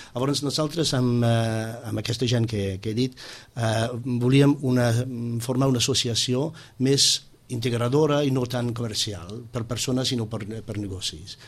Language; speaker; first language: Catalan; non-native, fluent; English